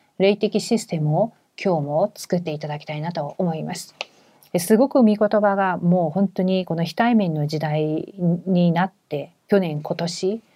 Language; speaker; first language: Japanese; non-native, fluent; Korean